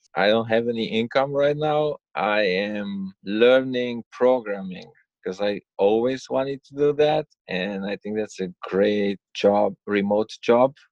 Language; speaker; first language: English; non-native, fluent; Romanian